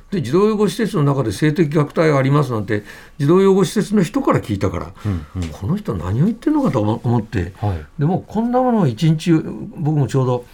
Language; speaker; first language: Japanese; native; Japanese